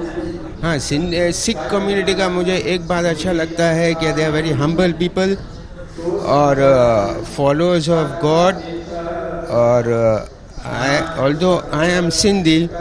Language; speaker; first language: Hindi; non-native, local second language; Sindhi